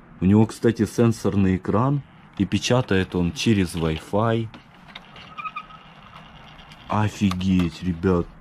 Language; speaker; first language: Russian; native; Russian